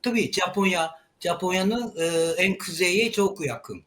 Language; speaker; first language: Turkish; non-native, learner; Japanese